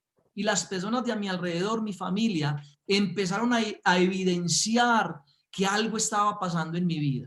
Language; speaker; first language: Spanish; native; Spanish